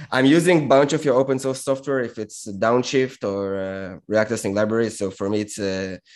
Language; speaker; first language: English; non-native, fluent; Hebrew